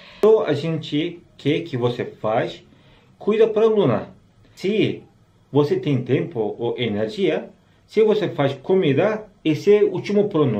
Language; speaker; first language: Portuguese; non-native, learner; Turkish